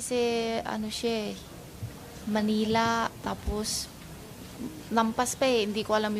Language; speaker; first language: Filipino; non-native, learner; Chinese